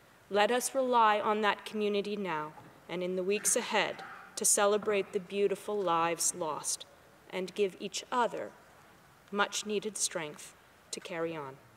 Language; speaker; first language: English; native; English